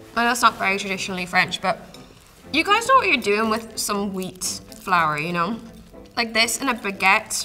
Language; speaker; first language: English; native; English